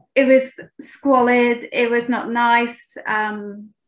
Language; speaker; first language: English; native; English